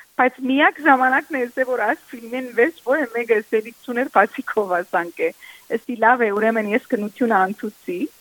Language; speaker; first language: Armenian; native; Armenian